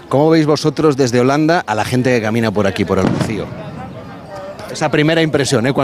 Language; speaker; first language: Spanish; native; Spanish